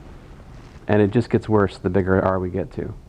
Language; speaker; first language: English; native; English